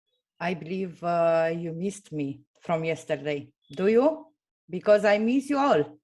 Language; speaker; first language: English; non-native, fluent; Romanian